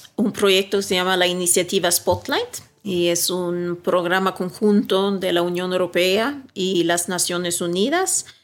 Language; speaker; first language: Spanish; early bilingual, heritage; Swedish